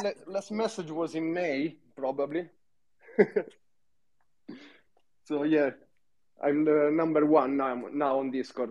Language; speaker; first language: English; non-native, fluent; Italian